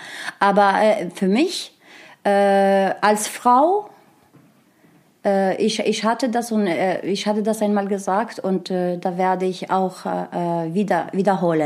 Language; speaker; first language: German; non-native, learner; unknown